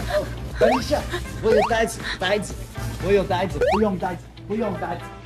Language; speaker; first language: Chinese; non-native, learner; English